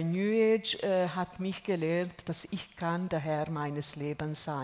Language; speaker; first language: German; non-native, fluent; Hungarian